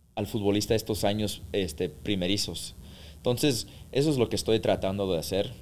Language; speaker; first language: Spanish; early bilingual, heritage; Spanish